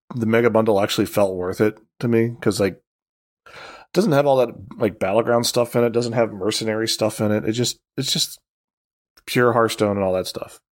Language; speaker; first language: English; native; English